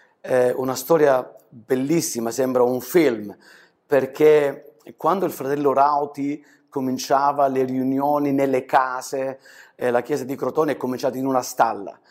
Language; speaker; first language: Italian; native; Italian